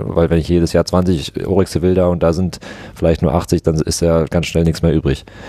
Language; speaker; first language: German; native; German